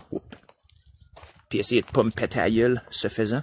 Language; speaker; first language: French; native; French